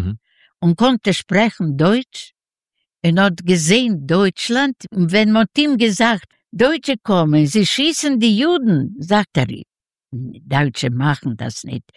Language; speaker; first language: German; non-native, learner; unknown